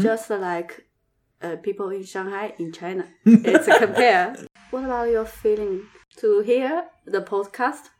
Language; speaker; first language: English; non-native, learner; Chinese